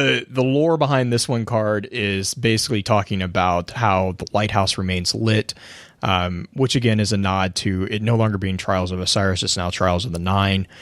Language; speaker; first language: English; native; English